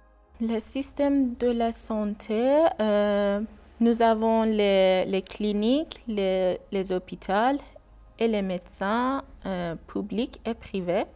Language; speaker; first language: French; non-native, learner; Persian